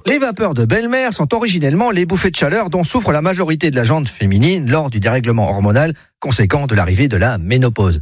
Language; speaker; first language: French; native; French